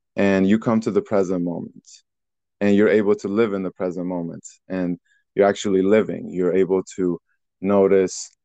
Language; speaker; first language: English; early bilingual, other home language; Persian